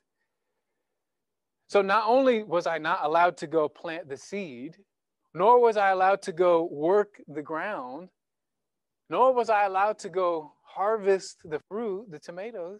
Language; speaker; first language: English; native; English